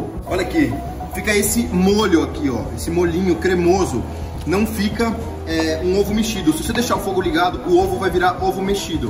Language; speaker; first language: Portuguese; native; Portuguese